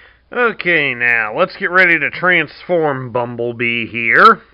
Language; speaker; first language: English; native; English